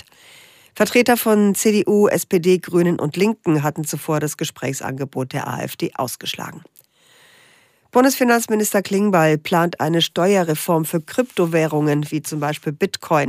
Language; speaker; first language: German; native; German